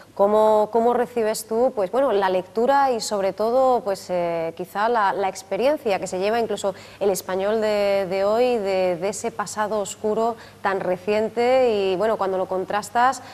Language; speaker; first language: Spanish; native; Spanish